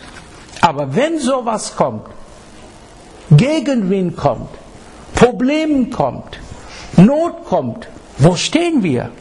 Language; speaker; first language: German; non-native, fluent; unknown